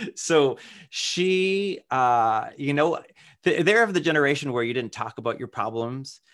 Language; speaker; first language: English; native; English